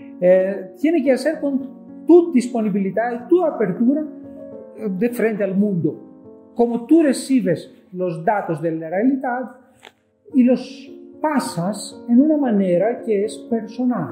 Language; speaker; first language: Spanish; non-native, fluent; Greek